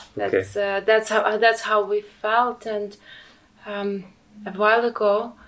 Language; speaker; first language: English; non-native, fluent; Ukrainian